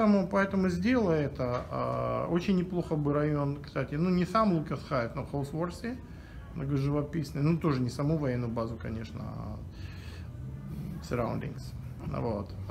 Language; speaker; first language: Russian; native; Russian